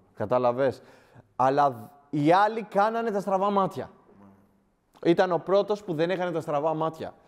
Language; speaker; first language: Greek; early bilingual, other home language; Albanian